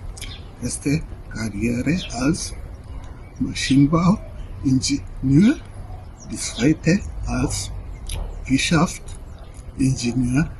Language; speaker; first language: German; non-native, learner; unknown